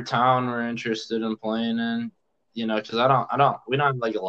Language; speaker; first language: English; native; English